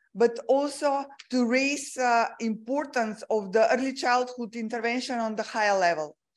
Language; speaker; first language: English; non-native, fluent; Macedonian